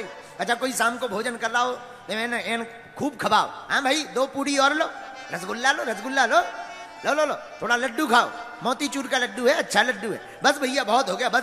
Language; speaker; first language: Hindi; native; Hindi